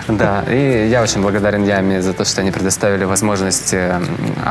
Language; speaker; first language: Russian; native; Russian